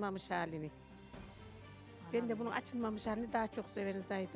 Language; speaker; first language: Turkish; native; Turkish